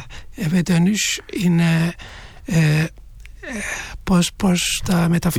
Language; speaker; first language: Greek; non-native, fluent; Turkish